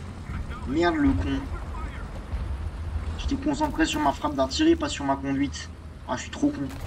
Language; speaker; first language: French; native; French